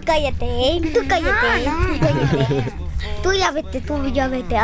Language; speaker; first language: Spanish; early bilingual, other home language; French